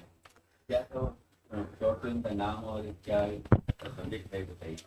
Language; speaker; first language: Hindi; non-native, local second language; Marathi